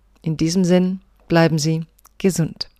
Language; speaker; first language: German; early bilingual, other home language; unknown